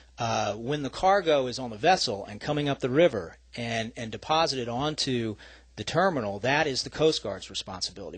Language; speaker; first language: English; native; English